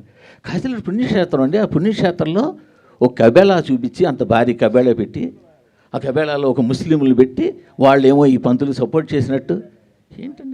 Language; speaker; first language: Telugu; native; Telugu